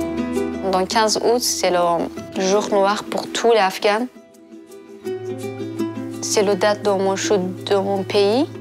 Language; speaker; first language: French; non-native, learner; Persian